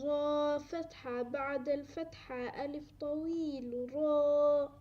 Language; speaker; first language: Arabic; non-native, learner; Somali